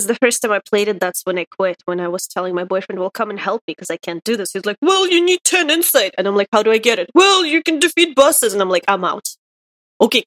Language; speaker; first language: English; non-native, fluent; Russian